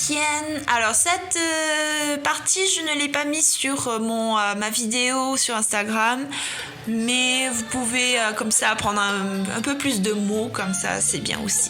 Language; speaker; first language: French; non-native, fluent; Chinese